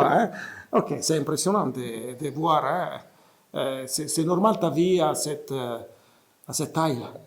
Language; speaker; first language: French; non-native, fluent; Italian